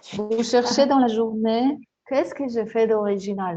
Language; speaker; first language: French; non-native, fluent; Spanish